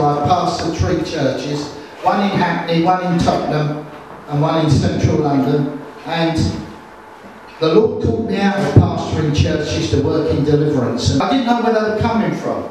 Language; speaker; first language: English; native; English